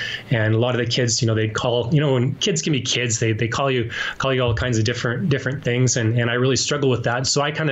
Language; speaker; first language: English; native; English